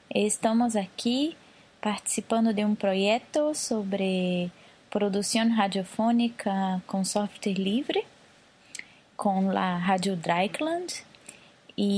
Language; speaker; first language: Spanish; non-native, local second language; Portuguese